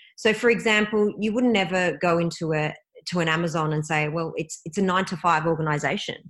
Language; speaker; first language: English; native; English